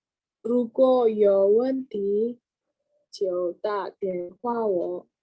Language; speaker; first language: Chinese; non-native, learner; Indonesian